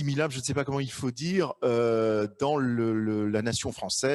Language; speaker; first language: French; native; French